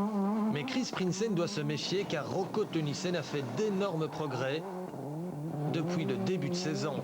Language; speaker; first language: French; native; French